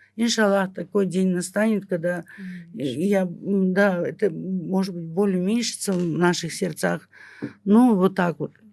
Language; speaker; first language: Russian; native; Russian